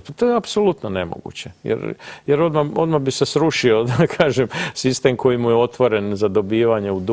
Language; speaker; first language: Croatian; native; Croatian